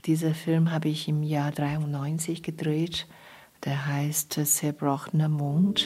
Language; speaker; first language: German; non-native, fluent; Chinese